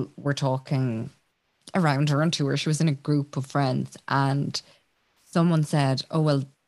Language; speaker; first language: English; native; English